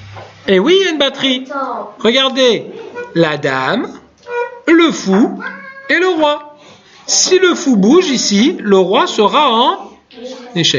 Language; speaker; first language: French; native; French